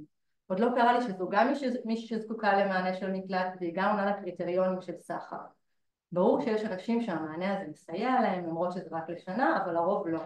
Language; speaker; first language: Hebrew; native; Hebrew